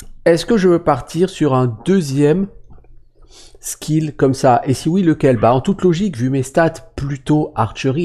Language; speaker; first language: French; native; French